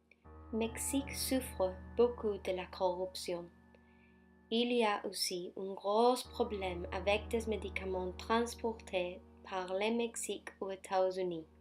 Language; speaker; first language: French; non-native, learner; Spanish